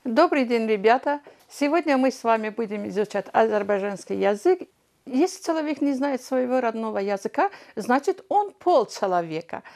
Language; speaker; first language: Russian; non-native, fluent; Azerbaijani